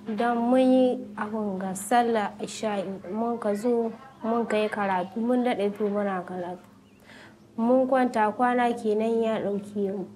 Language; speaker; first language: Hausa; native; Hausa